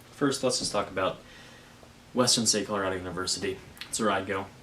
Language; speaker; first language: English; native; English